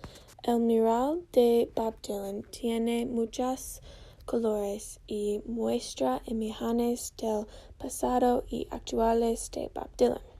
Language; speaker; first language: Spanish; non-native, learner; English